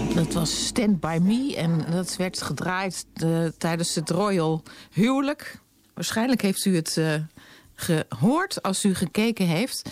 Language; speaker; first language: Dutch; native; Dutch